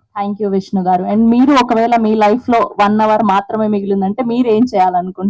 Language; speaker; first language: Telugu; native; Telugu